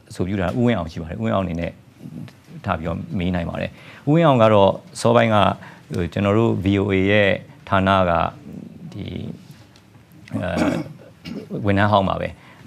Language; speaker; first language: Burmese; native; Burmese